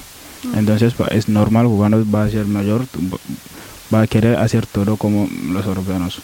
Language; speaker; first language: Spanish; non-native, learner; Wolof